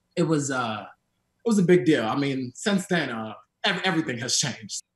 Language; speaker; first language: English; native; English